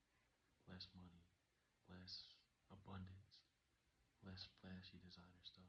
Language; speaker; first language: English; native; English